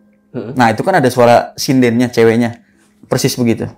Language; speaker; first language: Indonesian; native; Indonesian